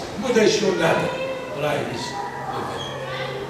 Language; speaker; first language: Portuguese; non-native, fluent; Arabic